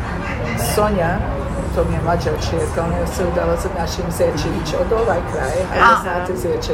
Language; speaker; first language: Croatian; early bilingual, heritage; Serbian